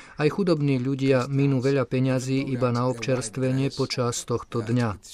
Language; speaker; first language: Slovak; native; Slovak